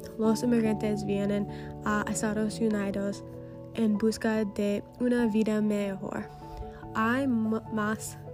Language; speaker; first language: Spanish; non-native, learner; English